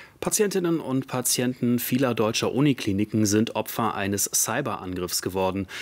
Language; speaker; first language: German; native; German